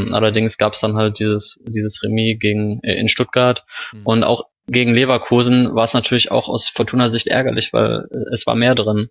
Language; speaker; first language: German; native; German